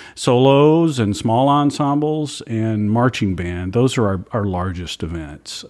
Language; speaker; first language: English; native; English